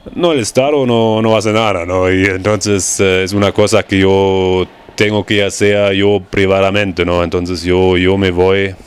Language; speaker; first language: Spanish; non-native, learner; German